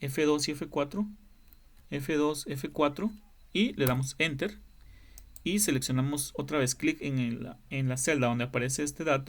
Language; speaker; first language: Spanish; native; Spanish